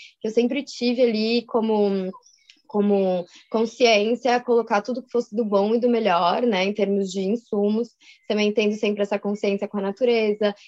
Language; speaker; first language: Portuguese; native; Portuguese